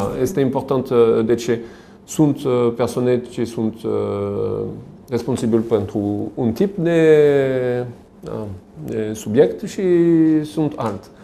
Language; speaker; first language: Romanian; non-native, learner; French